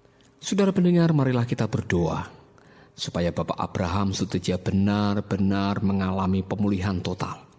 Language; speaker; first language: Indonesian; native; Indonesian